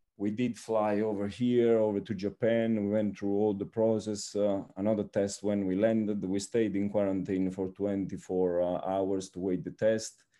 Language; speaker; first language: English; non-native, fluent; Italian